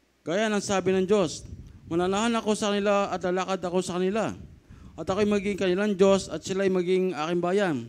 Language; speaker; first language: Filipino; native; Filipino